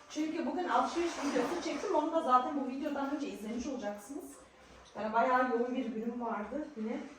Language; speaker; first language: Turkish; early bilingual, heritage; Turkish